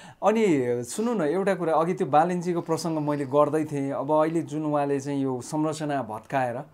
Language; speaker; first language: Nepali; native; Nepali